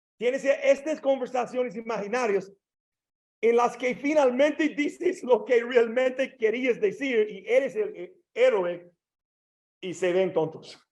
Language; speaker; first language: Spanish; non-native, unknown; English